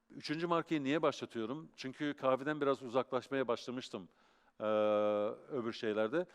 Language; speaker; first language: Turkish; early bilingual, heritage; Turkish